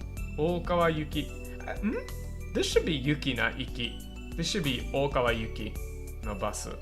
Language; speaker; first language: English; native; English